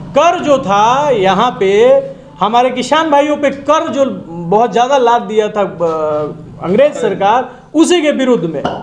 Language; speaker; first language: Hindi; native; Hindi